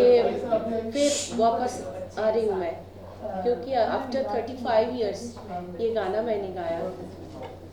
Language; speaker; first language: Hindi; non-native, local second language; Bangla